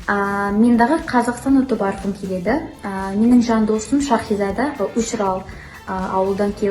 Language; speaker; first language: Kazakh; non-native, learner; English